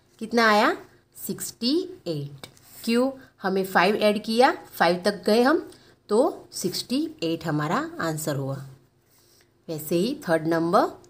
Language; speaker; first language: Hindi; non-native, local second language; Gujarati